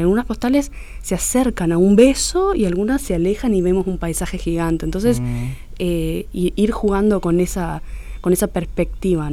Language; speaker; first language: Spanish; native; Spanish